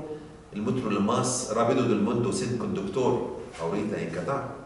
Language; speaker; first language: Spanish; non-native, learner; Arabic